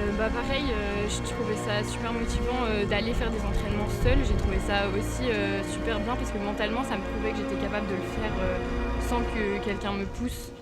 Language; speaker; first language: French; native; French